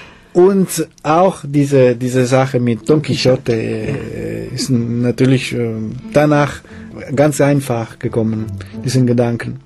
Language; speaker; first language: German; non-native, fluent; Italian